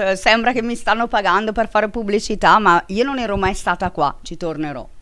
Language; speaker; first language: Italian; native; Italian